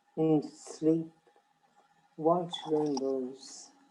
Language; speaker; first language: English; non-native, fluent; Lithuanian